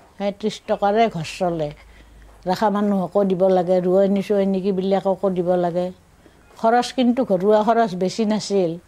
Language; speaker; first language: Assamese; native; Assamese